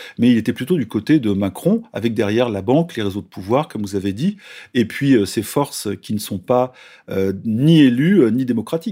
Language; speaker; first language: French; native; French